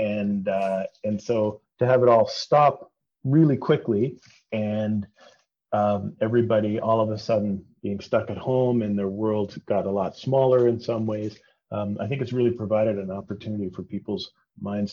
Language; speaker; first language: English; native; English